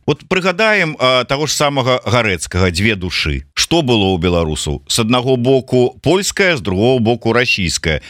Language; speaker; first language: Belarusian; native; Belarusian